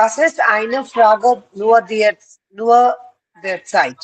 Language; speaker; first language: German; non-native, learner; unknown